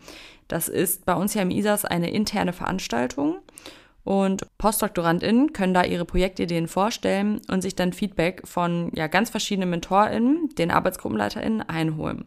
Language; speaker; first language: German; native; German